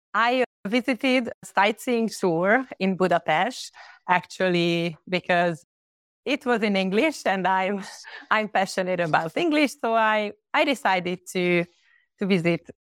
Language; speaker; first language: English; non-native, fluent; Hungarian